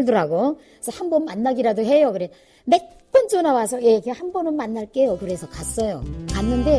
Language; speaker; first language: Korean; native; Korean